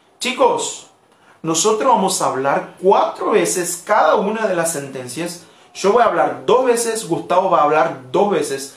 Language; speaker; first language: Spanish; non-native, fluent; Portuguese